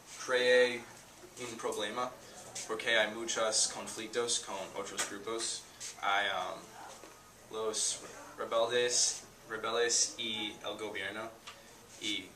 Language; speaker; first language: Spanish; non-native, learner; English